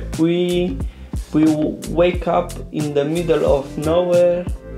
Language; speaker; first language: English; non-native, learner; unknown